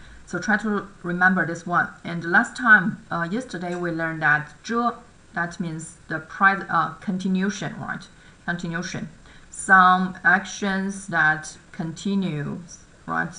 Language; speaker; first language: English; non-native, fluent; Chinese